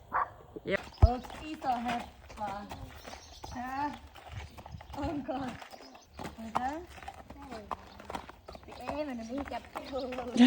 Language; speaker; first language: Finnish; native; Finnish